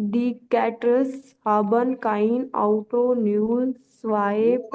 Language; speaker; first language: German; non-native, learner; Hindi